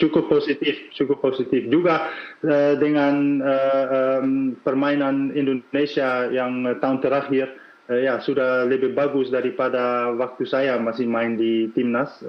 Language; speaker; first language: Indonesian; non-native, fluent; Dutch